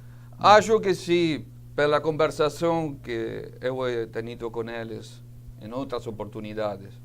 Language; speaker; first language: Portuguese; non-native, learner; Spanish